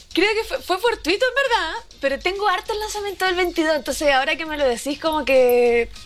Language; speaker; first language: Spanish; native; Spanish